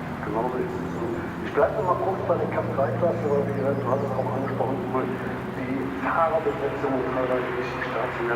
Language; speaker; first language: German; native; German